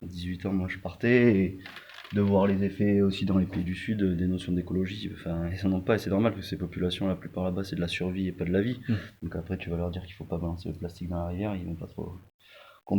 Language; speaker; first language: French; native; French